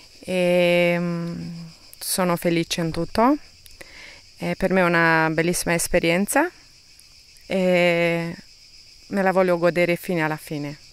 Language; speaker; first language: Italian; non-native, fluent; Romanian